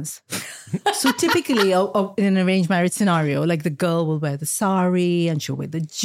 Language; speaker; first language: English; non-native, local second language; Malayalam